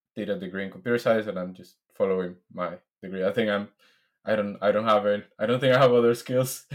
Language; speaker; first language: English; non-native, fluent; Spanish